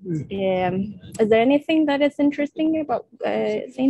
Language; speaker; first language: English; non-native, fluent; Indonesian